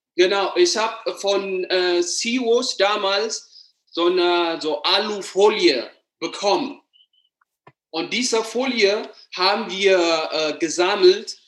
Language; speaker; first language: German; non-native, learner; Amharic